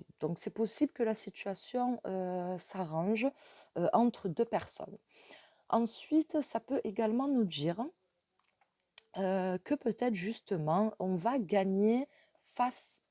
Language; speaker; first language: French; native; French